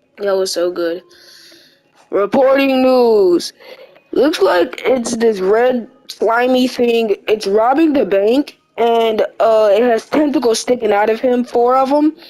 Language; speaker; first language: English; native; English